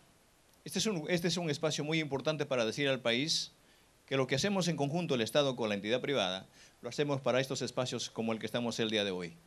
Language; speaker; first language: Spanish; native; Spanish